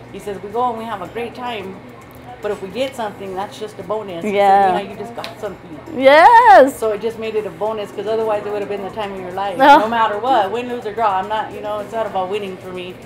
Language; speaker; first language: English; native; English